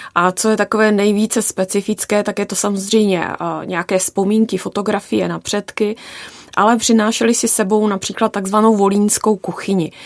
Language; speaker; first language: Czech; native; Czech